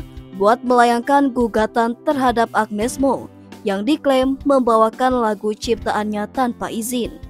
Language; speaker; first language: Indonesian; native; Indonesian